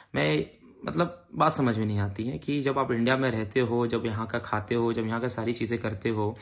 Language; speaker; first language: Hindi; native; Hindi